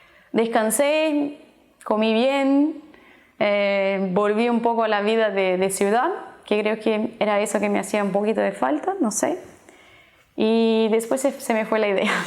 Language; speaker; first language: Spanish; non-native, fluent; Portuguese